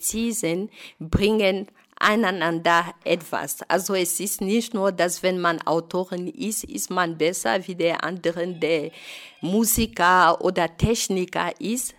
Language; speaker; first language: German; non-native, fluent; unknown